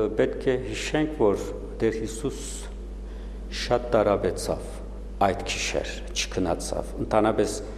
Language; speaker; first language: Armenian; early bilingual, heritage; Armenian